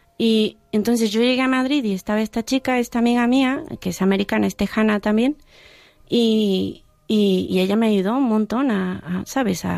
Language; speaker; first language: Spanish; early bilingual, heritage; Spanish